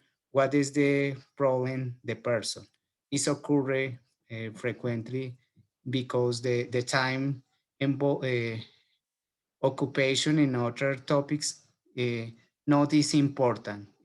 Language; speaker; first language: English; non-native, learner; Spanish